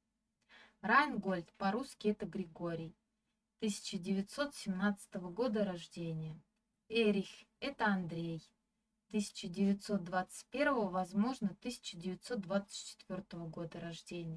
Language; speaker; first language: Russian; native; Russian